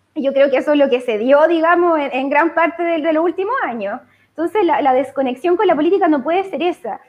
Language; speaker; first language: Spanish; native; Spanish